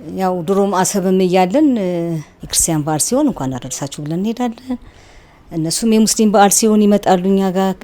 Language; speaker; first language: Amharic; native; Amharic